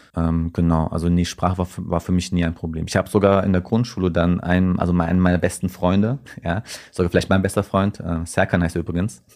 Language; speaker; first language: German; early bilingual, other home language; Turkish